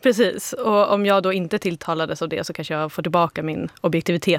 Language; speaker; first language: Swedish; native; Swedish